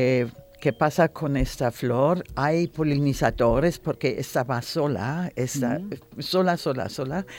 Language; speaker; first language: Spanish; non-native, learner; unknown